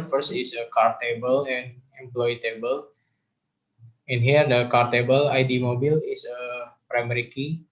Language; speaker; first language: English; non-native, learner; Indonesian